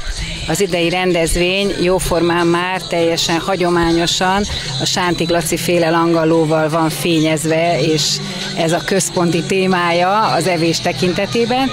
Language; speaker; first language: Hungarian; native; Hungarian